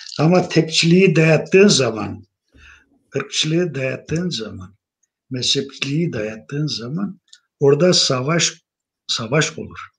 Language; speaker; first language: Turkish; non-native, local second language; Zaza